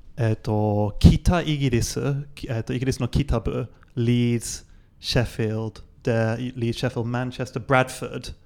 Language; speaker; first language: Japanese; non-native, fluent; English